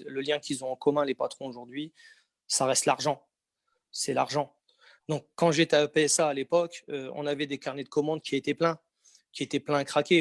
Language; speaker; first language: French; native; French